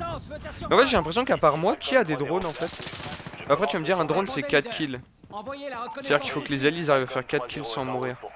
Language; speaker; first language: French; native; French